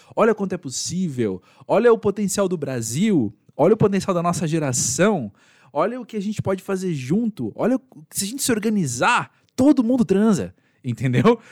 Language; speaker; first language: Portuguese; native; Portuguese